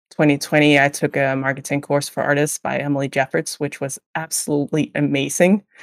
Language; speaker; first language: English; non-native, fluent; Danish